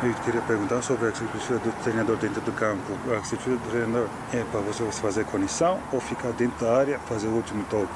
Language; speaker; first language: Portuguese; non-native, learner; Turkish